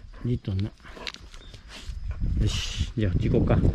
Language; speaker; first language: Japanese; native; Japanese